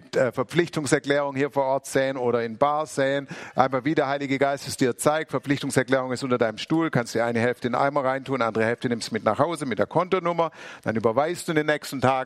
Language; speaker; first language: German; native; German